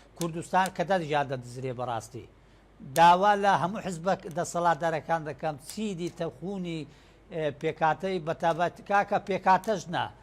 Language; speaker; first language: Central Kurdish; non-native, local second language; Turkish